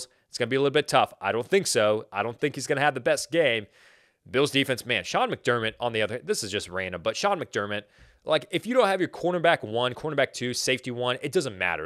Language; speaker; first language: English; native; English